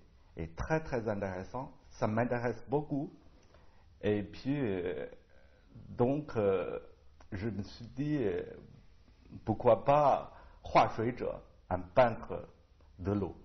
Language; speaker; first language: French; non-native, learner; Chinese